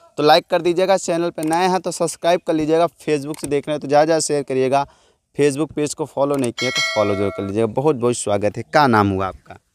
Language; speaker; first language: Hindi; native; Hindi